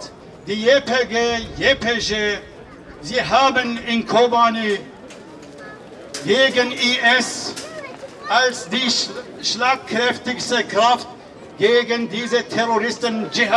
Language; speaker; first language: German; non-native, fluent; Kurdish